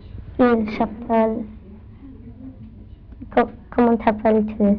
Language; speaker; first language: French; non-native, learner; English